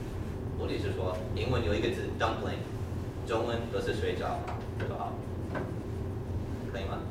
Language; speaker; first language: Chinese; non-native, learner; English